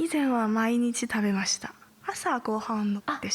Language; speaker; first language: Japanese; non-native, learner; Chinese